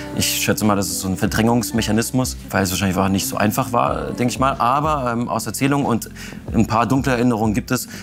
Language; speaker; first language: German; early bilingual, other home language; Russian